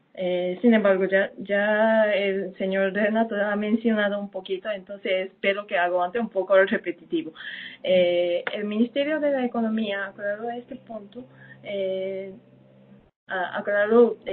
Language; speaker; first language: Spanish; non-native, fluent; Japanese